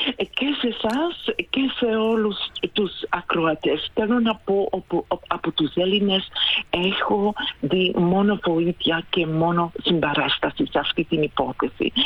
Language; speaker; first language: Greek; non-native, fluent; Dutch